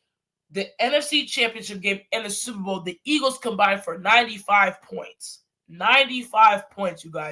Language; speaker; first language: English; native; English